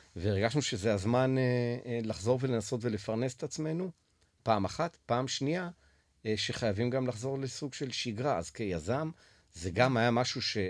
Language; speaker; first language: Hebrew; native; Hebrew